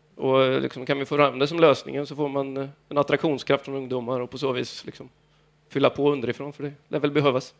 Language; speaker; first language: Swedish; native; Swedish